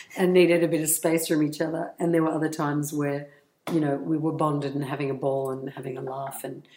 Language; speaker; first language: English; native; English